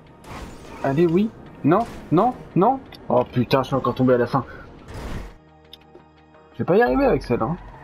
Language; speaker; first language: French; native; French